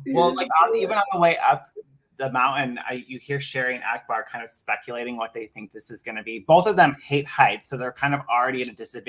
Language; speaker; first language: English; native; English